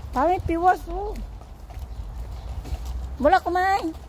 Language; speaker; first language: Korean; non-native, learner; Filipino